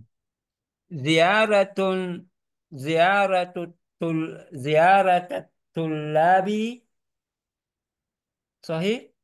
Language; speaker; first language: Arabic; non-native, learner; Indonesian